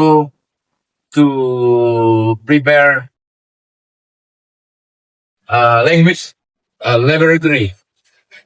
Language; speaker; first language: English; non-native, learner; Indonesian